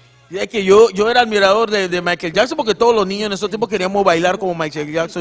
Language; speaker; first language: Spanish; non-native, local second language; English